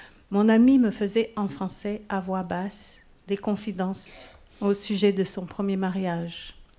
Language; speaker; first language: French; non-native, fluent; English